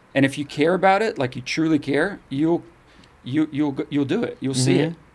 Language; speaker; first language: English; native; English